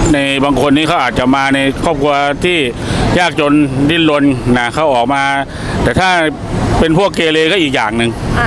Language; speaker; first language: Thai; native; Thai